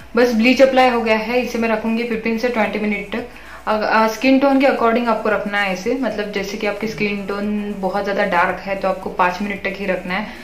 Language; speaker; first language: Hindi; non-native, local second language; Marathi